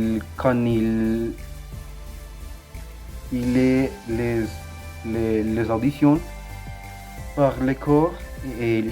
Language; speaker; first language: French; non-native, learner; Spanish